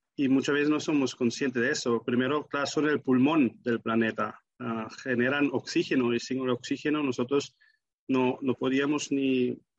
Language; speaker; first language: Spanish; non-native, fluent; German